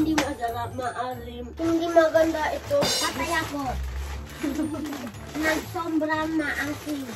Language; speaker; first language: Filipino; early bilingual, heritage; Filipino